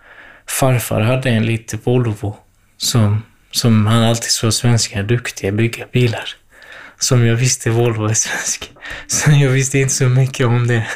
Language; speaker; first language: Swedish; non-native, fluent; Kurdish